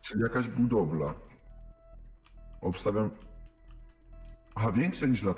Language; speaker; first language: Polish; native; Polish